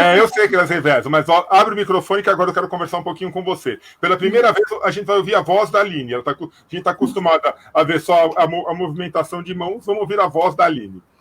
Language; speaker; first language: Portuguese; native; Portuguese